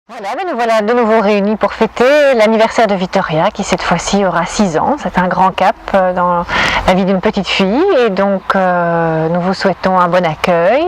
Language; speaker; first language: French; native; French